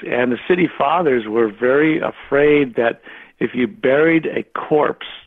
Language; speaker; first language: English; native; English